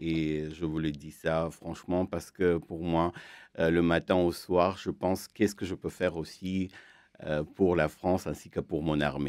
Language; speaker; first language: French; non-native, fluent; Armenian